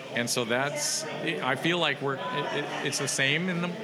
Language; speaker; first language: English; native; English